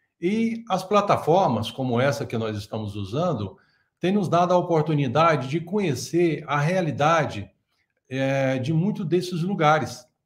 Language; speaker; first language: Portuguese; native; Portuguese